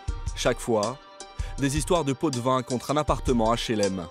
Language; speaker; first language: French; native; French